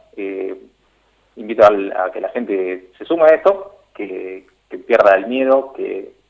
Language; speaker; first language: Spanish; native; Spanish